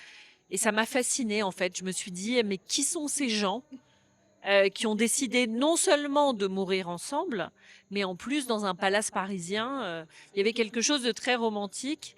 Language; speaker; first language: French; native; French